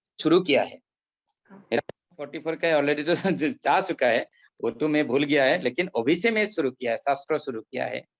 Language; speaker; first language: Hindi; non-native, local second language; Assamese